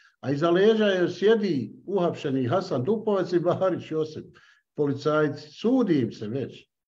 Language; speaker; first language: Bosnian; native; Bosnian